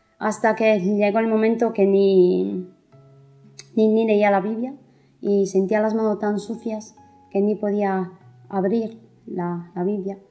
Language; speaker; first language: Spanish; non-native, fluent; Italian